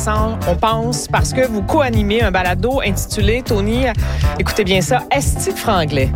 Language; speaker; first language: French; native; French